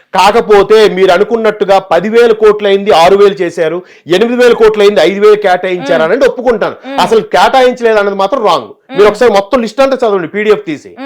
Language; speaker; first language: Telugu; native; Telugu